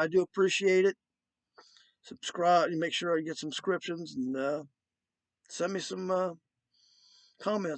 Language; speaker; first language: English; native; English